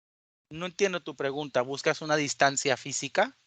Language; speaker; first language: Spanish; native; Spanish